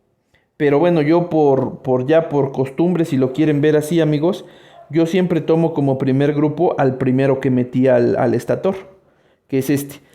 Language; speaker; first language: Spanish; native; Spanish